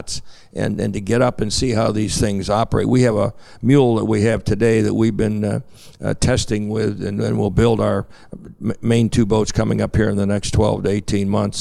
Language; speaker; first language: English; native; English